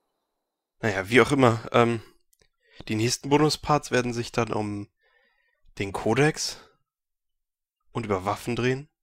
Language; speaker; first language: German; native; German